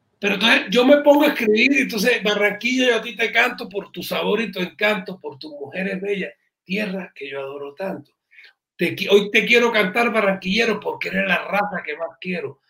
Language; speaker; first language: Spanish; native; Spanish